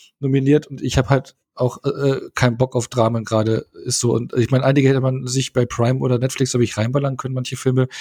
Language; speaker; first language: German; native; German